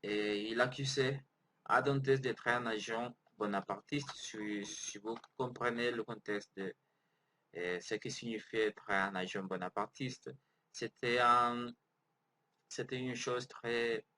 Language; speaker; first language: French; non-native, learner; Spanish